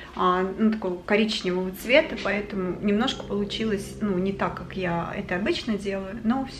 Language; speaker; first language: Russian; native; Russian